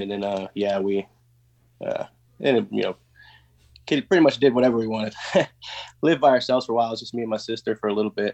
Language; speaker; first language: English; native; English